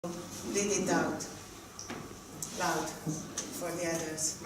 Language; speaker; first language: English; non-native, fluent; Hungarian